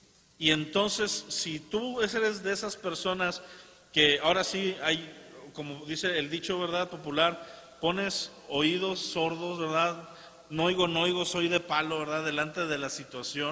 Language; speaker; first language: Spanish; native; Spanish